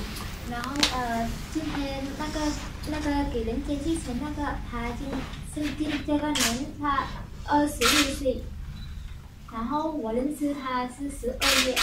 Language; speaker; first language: Chinese; non-native, learner; Vietnamese